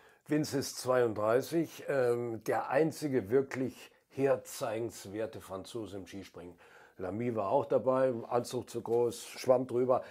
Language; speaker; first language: German; native; German